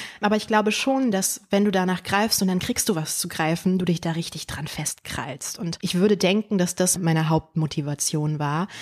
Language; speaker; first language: German; early bilingual, other home language; Polish